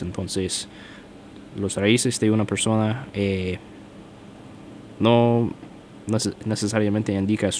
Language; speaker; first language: Spanish; non-native, fluent; English